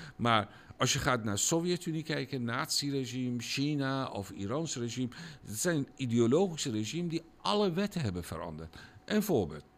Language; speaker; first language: Dutch; non-native, fluent; Persian